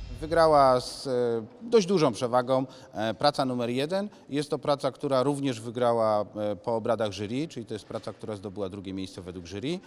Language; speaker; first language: Polish; native; Polish